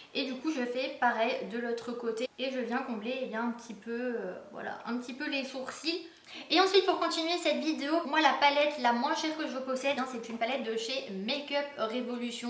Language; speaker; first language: French; native; French